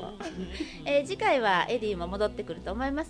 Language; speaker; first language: Japanese; native; Japanese